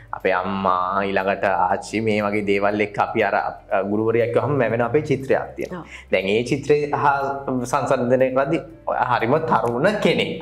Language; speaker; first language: Sinhala; native; Sinhala